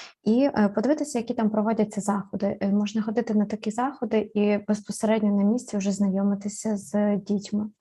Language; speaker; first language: Ukrainian; native; Ukrainian